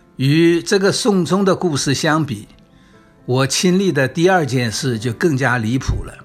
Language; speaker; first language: Chinese; native; Chinese